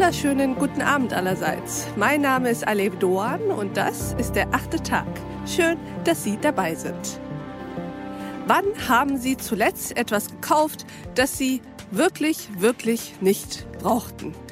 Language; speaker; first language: German; native; German